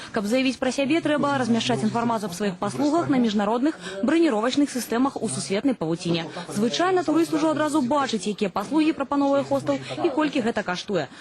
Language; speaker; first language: Belarusian; native; Belarusian